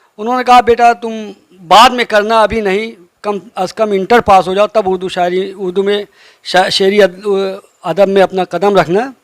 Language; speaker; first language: Urdu; native; Urdu